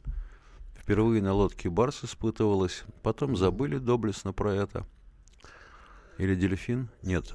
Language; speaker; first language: Russian; native; Russian